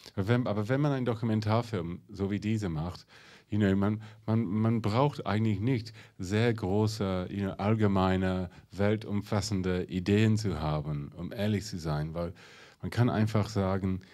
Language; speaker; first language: German; non-native, fluent; English